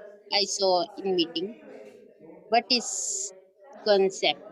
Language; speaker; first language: English; non-native, learner; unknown